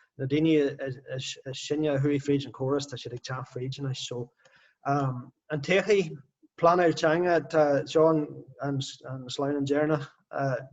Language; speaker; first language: Irish; non-native, local second language; English